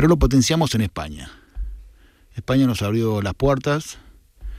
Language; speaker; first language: Spanish; native; Spanish